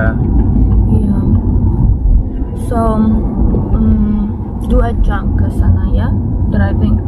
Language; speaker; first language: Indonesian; non-native, learner; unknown